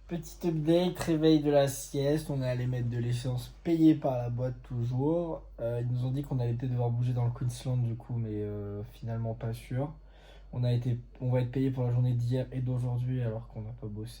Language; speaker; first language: French; native; French